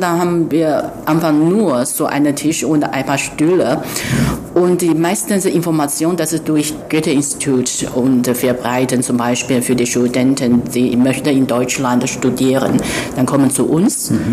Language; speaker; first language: German; non-native, fluent; Chinese